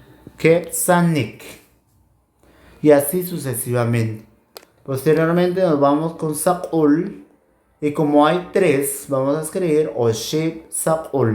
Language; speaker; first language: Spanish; non-native, local second language; Kʼicheʼ